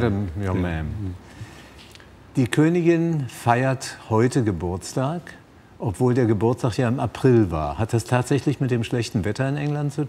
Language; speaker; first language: German; native; German